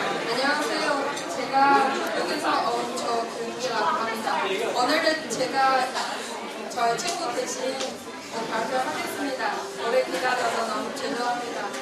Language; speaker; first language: Korean; non-native, fluent; Chinese